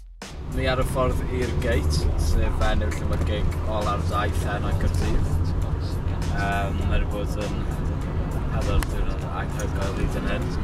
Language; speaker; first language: Welsh; native; Welsh